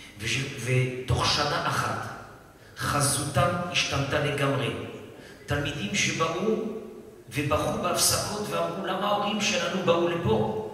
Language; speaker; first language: Hebrew; non-native, fluent; French